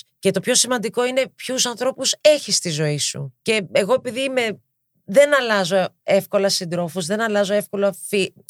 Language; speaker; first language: Greek; early bilingual, heritage; Greek